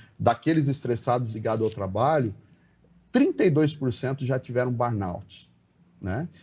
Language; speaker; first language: Portuguese; native; Portuguese